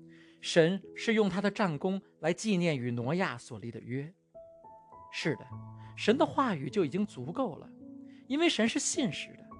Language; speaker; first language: Chinese; native; Chinese